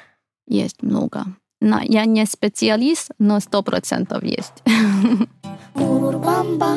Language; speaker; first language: Russian; non-native, fluent; Hungarian